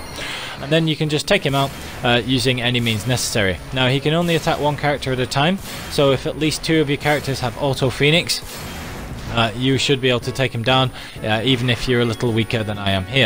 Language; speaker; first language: English; native; English